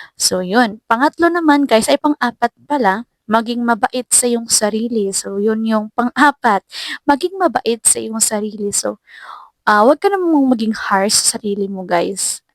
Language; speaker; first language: Filipino; non-native, local second language; Cebuano